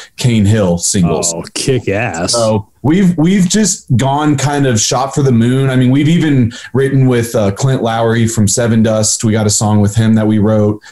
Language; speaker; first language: English; native; English